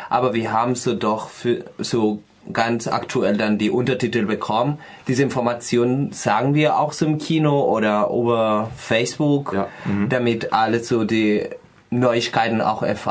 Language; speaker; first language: German; non-native, fluent; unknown